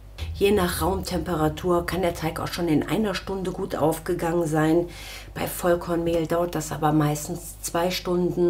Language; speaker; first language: German; native; German